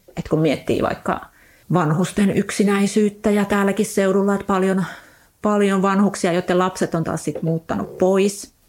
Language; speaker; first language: Finnish; native; Finnish